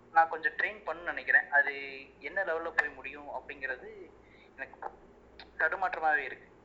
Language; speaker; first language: Tamil; native; Tamil